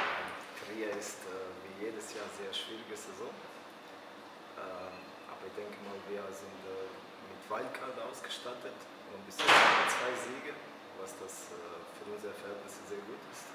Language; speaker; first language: German; early bilingual, other home language; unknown